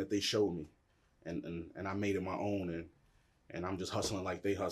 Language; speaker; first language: English; native; English